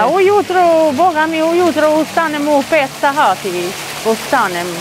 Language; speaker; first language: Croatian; non-native, learner; Albanian